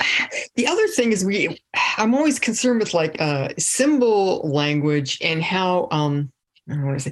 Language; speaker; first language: English; native; English